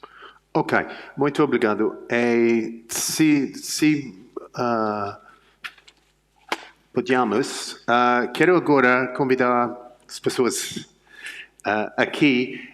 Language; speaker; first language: Portuguese; non-native, learner; English